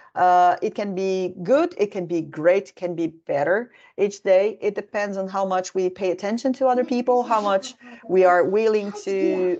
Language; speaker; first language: English; non-native, fluent; Portuguese